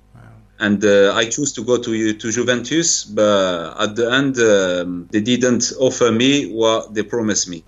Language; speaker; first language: English; non-native, fluent; French